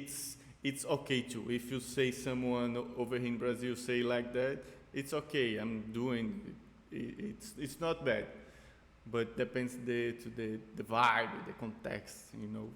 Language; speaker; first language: English; non-native, fluent; Portuguese